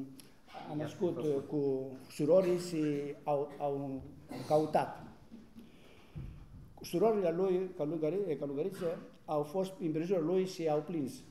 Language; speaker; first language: Romanian; non-native, learner; Greek